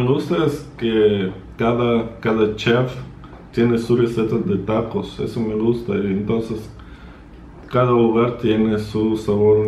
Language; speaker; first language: Spanish; non-native, fluent; Russian